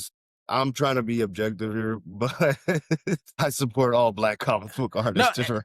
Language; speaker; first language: English; native; English